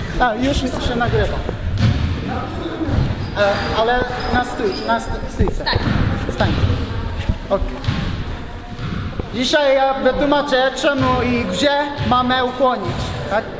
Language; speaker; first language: Polish; non-native, learner; Japanese